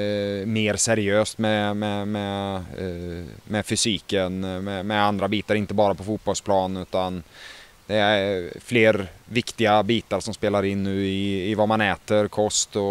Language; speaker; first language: Swedish; native; Swedish